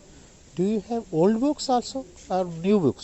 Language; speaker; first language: English; non-native, learner; Brahui